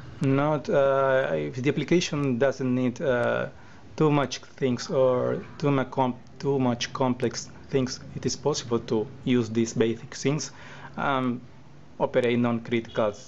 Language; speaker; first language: English; non-native, learner; Spanish